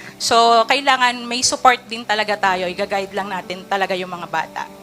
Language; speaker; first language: Filipino; native; Filipino